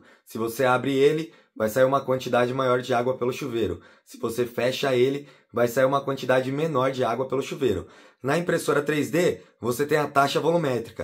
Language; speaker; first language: Portuguese; native; Portuguese